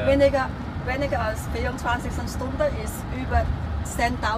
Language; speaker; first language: German; non-native, learner; Cantonese